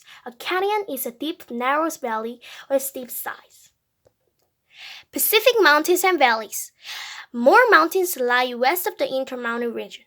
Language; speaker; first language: English; non-native, fluent; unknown